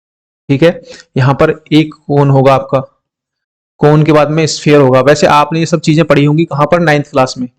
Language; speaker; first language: Hindi; native; Hindi